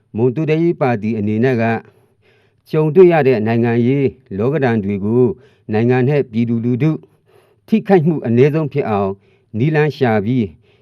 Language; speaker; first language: Burmese; non-native, local second language; Mon